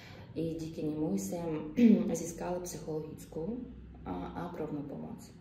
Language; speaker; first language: Czech; non-native, learner; Ukrainian